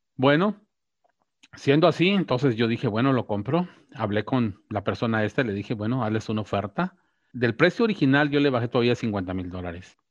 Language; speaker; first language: Spanish; native; Spanish